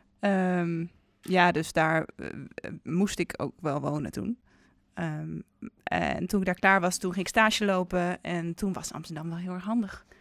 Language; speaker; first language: Dutch; native; Dutch